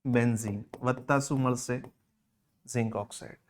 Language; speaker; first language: Hindi; non-native, local second language; Gujarati